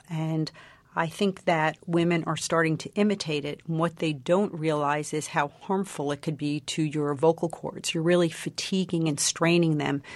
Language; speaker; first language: English; native; English